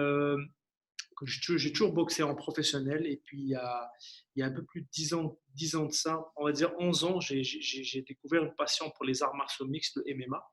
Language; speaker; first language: French; early bilingual, other home language; Arabic